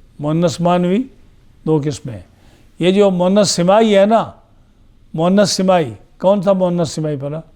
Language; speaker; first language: Urdu; non-native, local second language; Punjabi